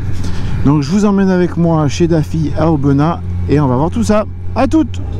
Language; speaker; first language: French; native; French